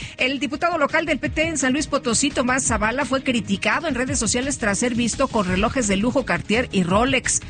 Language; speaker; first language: Spanish; native; Spanish